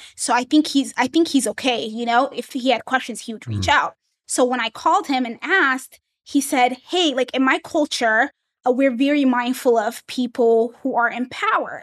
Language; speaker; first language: English; early bilingual, other home language; Amharic